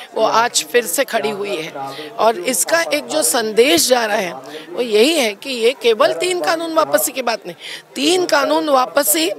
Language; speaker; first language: Hindi; non-native, local second language; Marathi